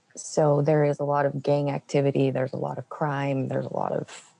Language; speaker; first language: English; native; English